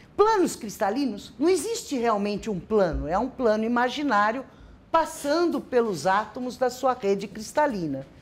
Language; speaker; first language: Portuguese; native; Portuguese